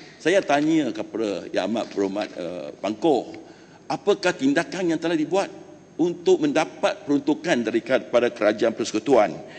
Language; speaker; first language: Malay; non-native, local second language; Chinese